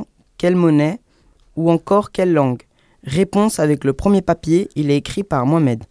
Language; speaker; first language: French; native; French